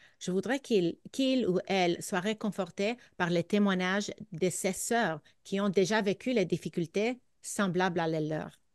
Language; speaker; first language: French; non-native, fluent; English